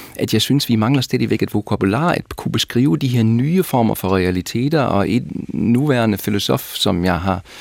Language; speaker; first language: Danish; native; Danish